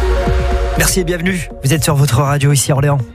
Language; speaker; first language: French; native; French